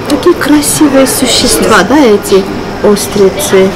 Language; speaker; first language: Russian; non-native, fluent; Armenian